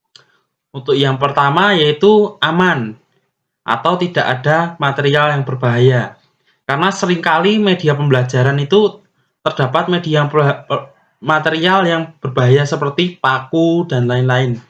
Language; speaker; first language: Indonesian; native; Indonesian